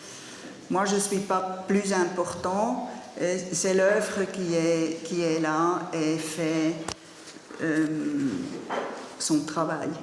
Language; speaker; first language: French; non-native, learner; German